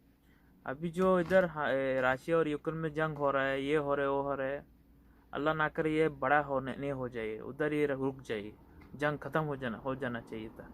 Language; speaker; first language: Hindi; non-native, local second language; Bangla